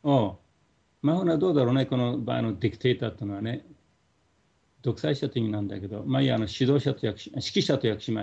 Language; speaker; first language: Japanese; native; Japanese